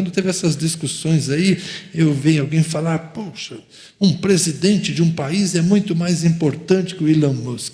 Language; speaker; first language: Portuguese; native; Portuguese